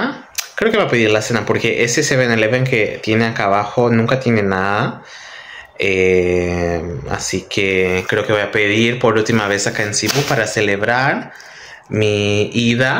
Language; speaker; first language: Spanish; non-native, fluent; Portuguese